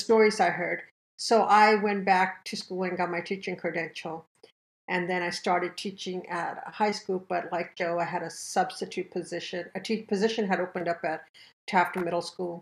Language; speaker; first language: English; early bilingual, other home language; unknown